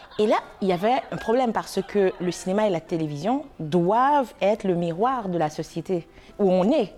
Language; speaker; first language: French; non-native, local second language; Haitian Creole